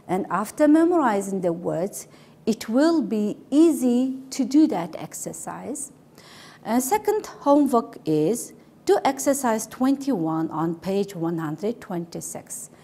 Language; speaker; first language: English; non-native, learner; Mongolian